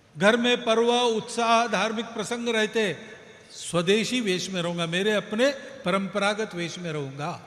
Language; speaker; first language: Hindi; non-native, local second language; Marathi